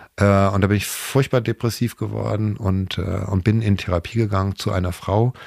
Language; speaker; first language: German; native; German